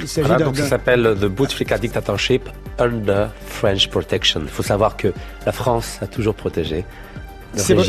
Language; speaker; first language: French; native; French